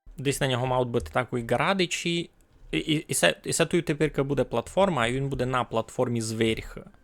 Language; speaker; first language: Ukrainian; native; Ukrainian